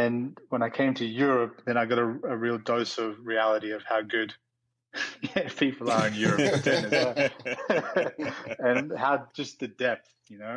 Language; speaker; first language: English; native; English